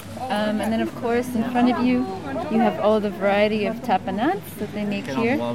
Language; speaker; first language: English; native; English